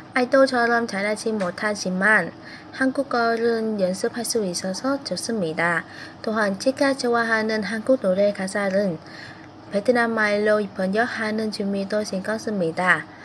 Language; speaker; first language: Korean; non-native, fluent; Vietnamese